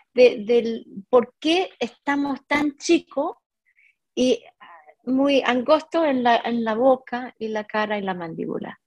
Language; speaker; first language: Spanish; non-native, fluent; English